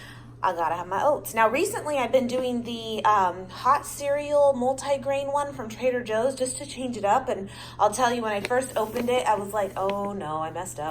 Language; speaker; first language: English; native; English